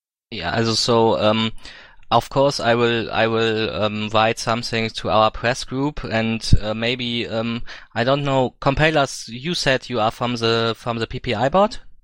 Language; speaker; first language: English; non-native, fluent; German